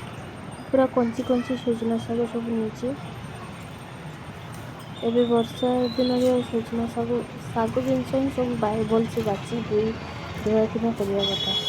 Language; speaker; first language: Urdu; non-native, local second language; Odia